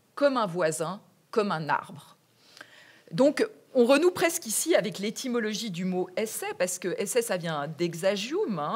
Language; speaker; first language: French; native; French